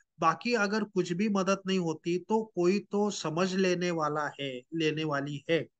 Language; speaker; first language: Hindi; non-native, local second language; Marathi